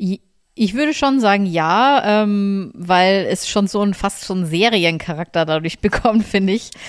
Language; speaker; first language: German; native; German